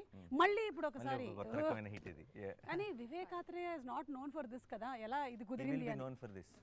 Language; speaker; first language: Telugu; native; Telugu